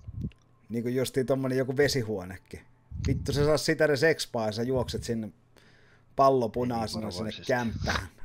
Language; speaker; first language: Finnish; native; Finnish